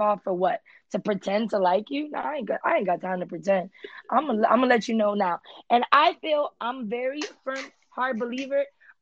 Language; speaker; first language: English; early bilingual, other home language; Spanish